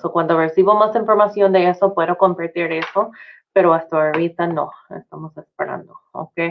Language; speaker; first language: Spanish; non-native, fluent; English